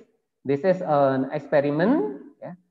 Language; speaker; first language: English; non-native, learner; Indonesian